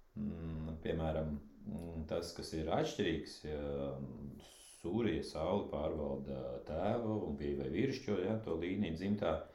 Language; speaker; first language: Latvian; non-native, local second language; Russian